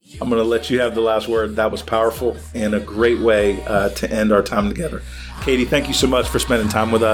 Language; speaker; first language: English; native; English